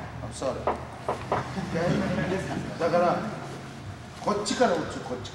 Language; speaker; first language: Japanese; native; Japanese